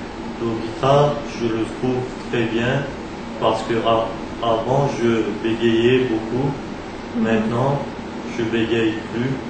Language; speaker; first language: French; early bilingual, other home language; Turkish